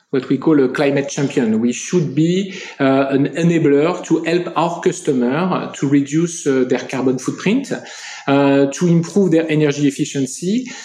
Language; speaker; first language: English; non-native, fluent; French